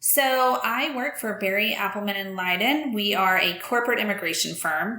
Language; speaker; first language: English; native; English